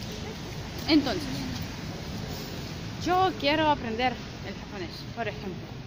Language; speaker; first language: Spanish; non-native, fluent; Russian